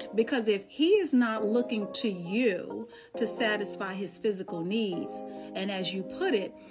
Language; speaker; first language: English; native; English